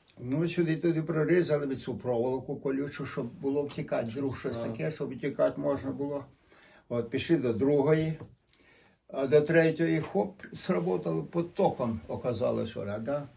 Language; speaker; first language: Ukrainian; native; Ukrainian